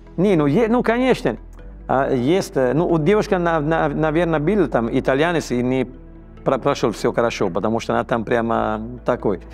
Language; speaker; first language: Russian; non-native, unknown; Italian